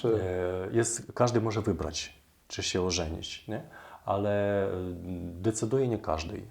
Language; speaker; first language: Polish; non-native, fluent; Ukrainian